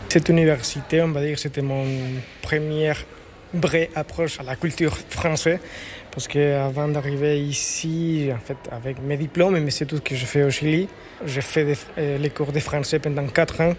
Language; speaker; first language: French; non-native, fluent; Spanish